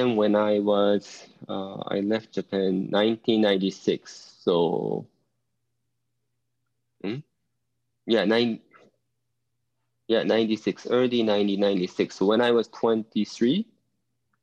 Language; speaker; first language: English; non-native, fluent; Japanese